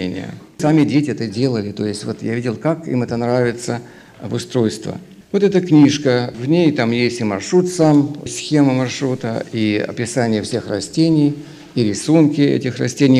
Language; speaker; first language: Russian; native; Russian